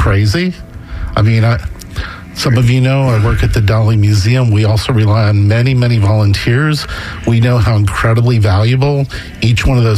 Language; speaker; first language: English; native; English